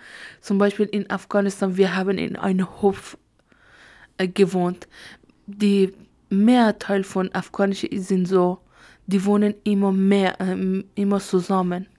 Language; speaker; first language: German; non-native, learner; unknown